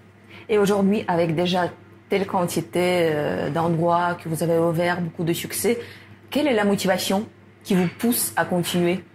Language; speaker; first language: French; non-native, fluent; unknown